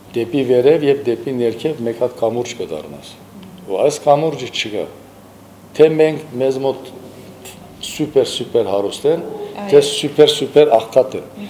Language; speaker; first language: Armenian; early bilingual, heritage; Armenian